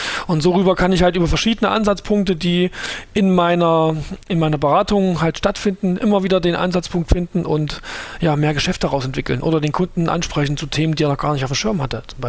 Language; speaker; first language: German; native; German